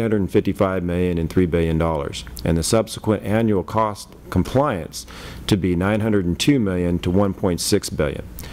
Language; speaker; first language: English; native; English